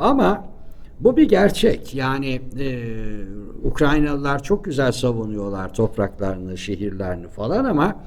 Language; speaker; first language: Turkish; native; Turkish